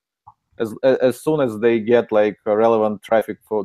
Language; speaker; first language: English; non-native, fluent; Ukrainian